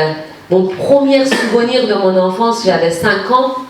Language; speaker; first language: French; non-native, fluent; Persian